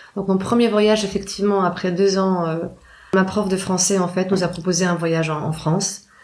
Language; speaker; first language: French; non-native, fluent; Polish